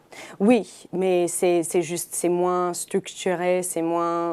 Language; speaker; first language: French; non-native, fluent; English